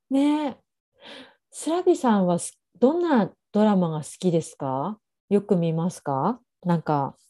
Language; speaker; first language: Japanese; native; Japanese